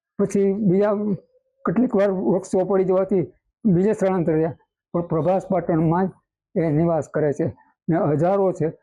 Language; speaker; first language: Gujarati; native; Gujarati